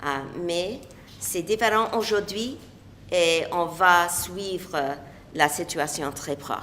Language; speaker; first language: French; non-native, local second language; English